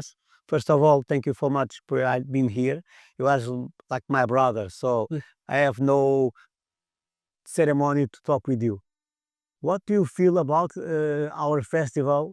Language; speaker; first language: English; non-native, learner; Portuguese